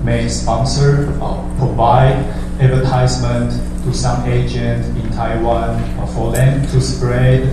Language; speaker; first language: English; non-native, fluent; Chinese